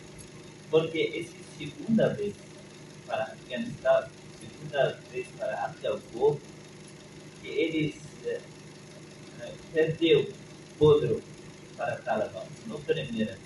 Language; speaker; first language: Portuguese; non-native, learner; Persian